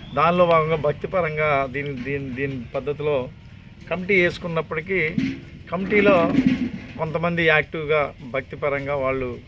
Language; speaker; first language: Telugu; native; Telugu